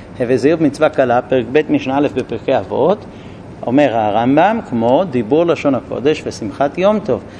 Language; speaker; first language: Hebrew; non-native, fluent; English